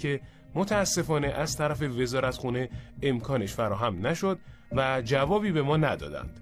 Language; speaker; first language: Persian; native; Persian